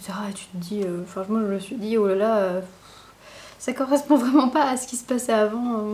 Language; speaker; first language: French; native; French